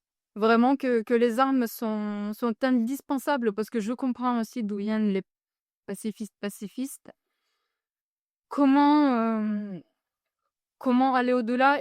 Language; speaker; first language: French; non-native, fluent; Ukrainian